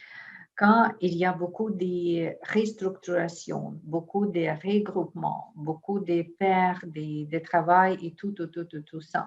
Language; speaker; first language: French; non-native, fluent; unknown